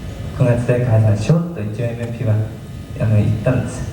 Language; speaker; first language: Japanese; native; Japanese